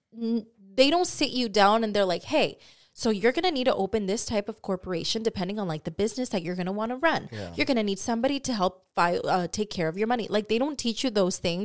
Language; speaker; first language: English; early bilingual, other home language; Spanish